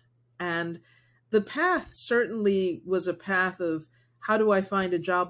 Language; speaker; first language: English; early bilingual, other home language; Spanish